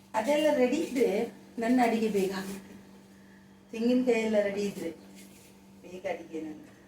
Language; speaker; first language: Kannada; native; Kannada